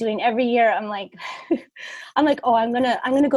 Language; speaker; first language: English; native; English